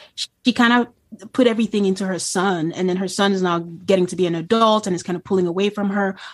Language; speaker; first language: English; non-native, local second language; Yoruba